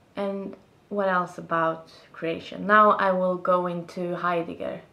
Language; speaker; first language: English; non-native, fluent; Swedish